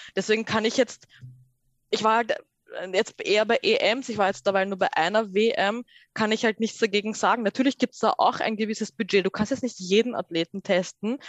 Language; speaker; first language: German; early bilingual, other home language; Persian